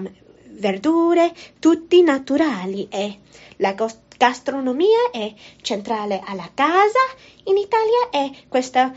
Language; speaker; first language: Italian; non-native, learner; English